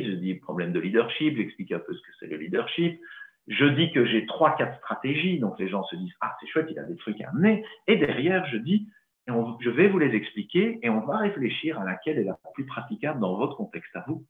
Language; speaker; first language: French; native; French